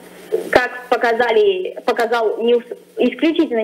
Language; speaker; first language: Russian; early bilingual, other home language; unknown